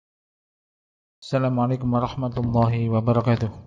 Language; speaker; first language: Indonesian; native; Indonesian